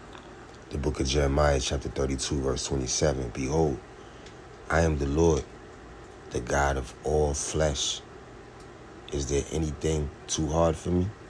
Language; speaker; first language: English; native; English